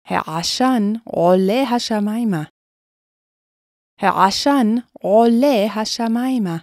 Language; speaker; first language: Hebrew; non-native, fluent; English